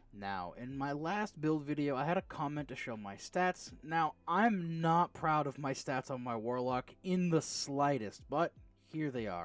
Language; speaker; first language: English; native; English